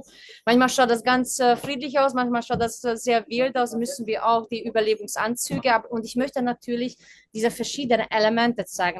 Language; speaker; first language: German; non-native, fluent; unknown